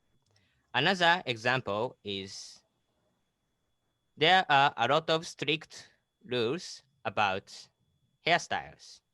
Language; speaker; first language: English; non-native, learner; Japanese